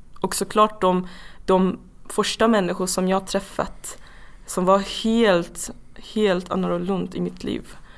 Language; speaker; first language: Swedish; non-native, fluent; Persian